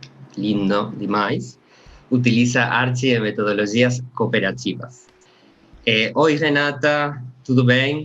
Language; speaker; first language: Portuguese; non-native, learner; Spanish